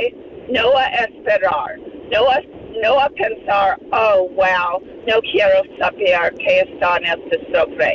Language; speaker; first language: Spanish; non-native, learner; English